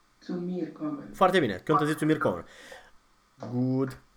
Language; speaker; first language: German; non-native, fluent; Romanian